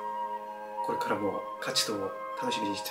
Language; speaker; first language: Japanese; non-native, fluent; Korean